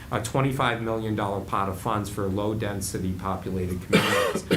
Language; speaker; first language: English; native; English